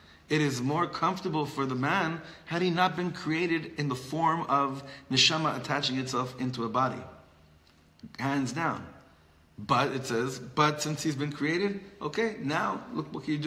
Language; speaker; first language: English; native; English